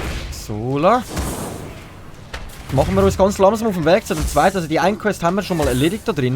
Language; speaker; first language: German; native; German